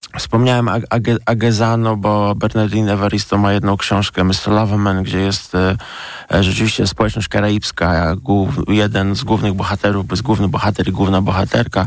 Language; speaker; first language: Polish; native; Polish